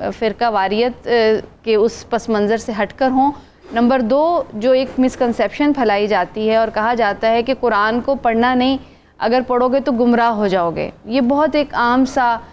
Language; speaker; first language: Urdu; native; Urdu